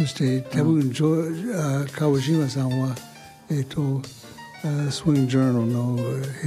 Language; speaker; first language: Japanese; non-native, learner; English